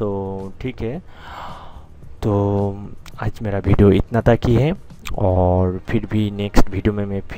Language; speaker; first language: Hindi; non-native, local second language; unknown